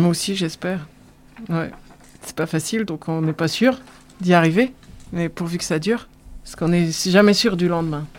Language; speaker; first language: French; native; French